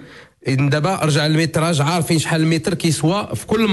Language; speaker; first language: Arabic; native; Arabic